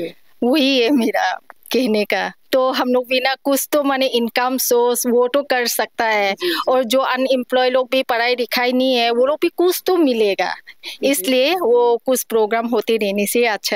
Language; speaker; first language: Hindi; non-native, local second language; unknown